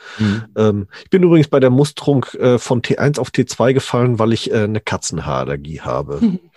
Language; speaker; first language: German; early bilingual, other home language; Italian